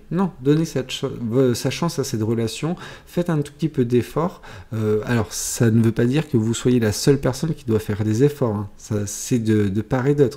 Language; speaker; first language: French; native; French